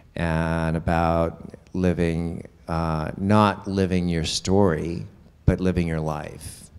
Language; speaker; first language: English; native; English